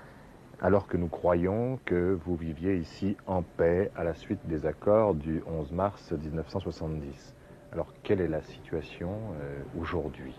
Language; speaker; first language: French; native; French